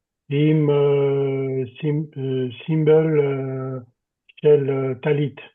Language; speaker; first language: Hebrew; non-native, learner; French